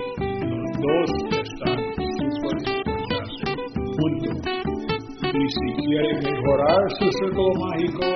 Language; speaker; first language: Spanish; non-native, learner; English